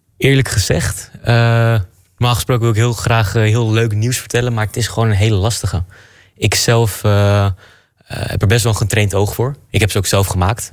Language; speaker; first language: Dutch; native; Dutch